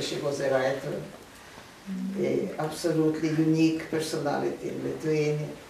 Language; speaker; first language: English; non-native, fluent; Lithuanian